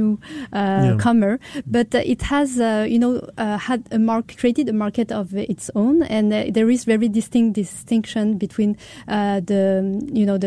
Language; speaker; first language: English; non-native, fluent; French